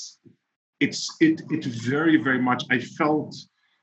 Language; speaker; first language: English; early bilingual, other home language; Yiddish